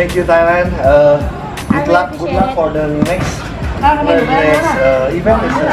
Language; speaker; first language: English; non-native, fluent; Indonesian